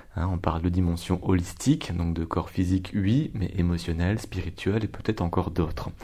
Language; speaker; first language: French; native; French